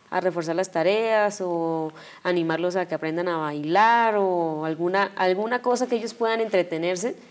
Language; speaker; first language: Spanish; native; Spanish